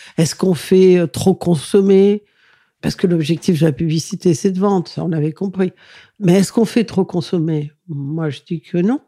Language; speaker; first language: French; early bilingual, other home language; Catalan